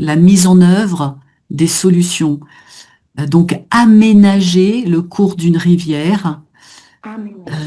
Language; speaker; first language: French; native; French